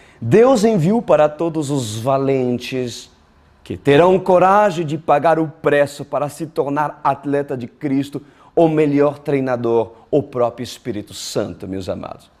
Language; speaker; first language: Portuguese; non-native, fluent; French